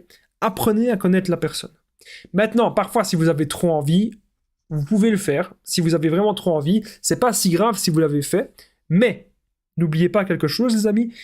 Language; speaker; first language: French; native; French